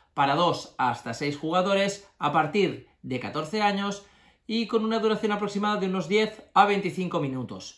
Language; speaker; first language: Spanish; native; Spanish